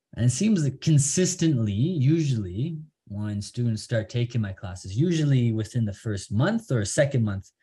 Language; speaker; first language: English; native; English